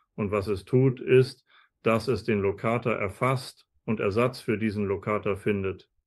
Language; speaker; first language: German; non-native, fluent; Spanish